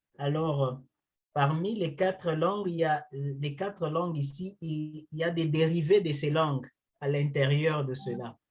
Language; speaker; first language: French; non-native, local second language; Luba-Lulua